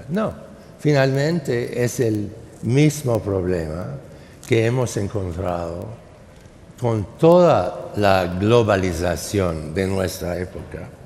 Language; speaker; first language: Spanish; non-native, fluent; English